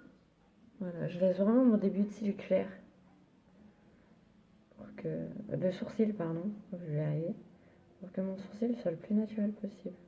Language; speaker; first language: French; native; French